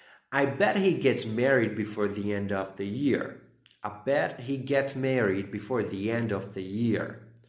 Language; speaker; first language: English; non-native, fluent; Slovak